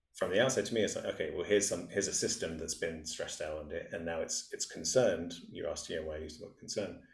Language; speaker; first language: English; native; English